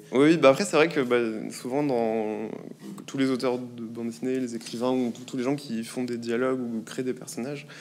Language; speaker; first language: French; native; French